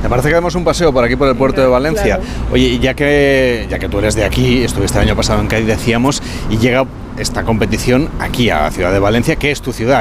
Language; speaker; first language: Spanish; native; Spanish